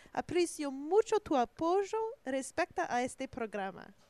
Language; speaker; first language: Spanish; non-native, learner; English